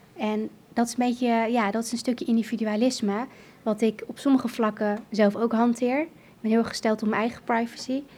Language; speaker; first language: Dutch; early bilingual, other home language; Kurdish